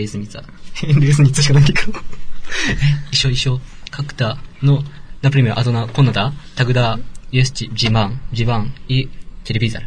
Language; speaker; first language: Russian; non-native, learner; Japanese